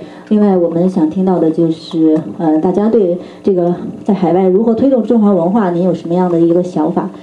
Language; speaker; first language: Chinese; native; Chinese